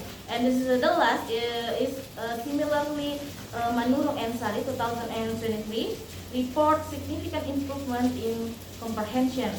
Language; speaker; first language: English; non-native, learner; Indonesian